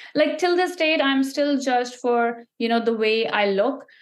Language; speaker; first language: English; non-native, local second language; Punjabi